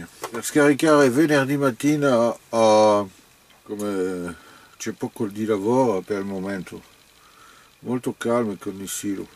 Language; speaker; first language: Italian; non-native, fluent; French